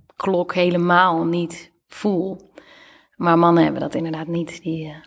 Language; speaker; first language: English; native; English